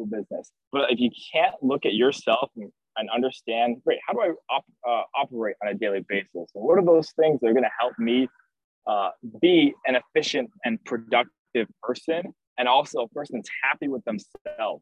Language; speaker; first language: English; native; English